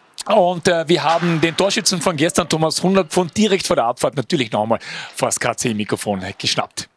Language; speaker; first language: German; native; German